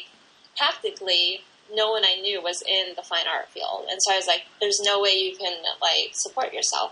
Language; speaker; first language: English; native; English